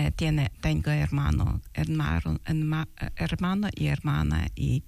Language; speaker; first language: Spanish; non-native, learner; Ukrainian